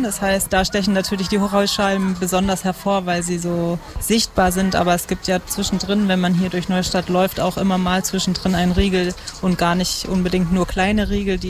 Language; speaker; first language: German; native; German